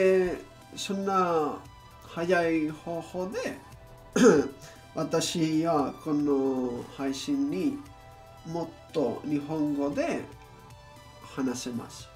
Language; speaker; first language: Japanese; non-native, learner; English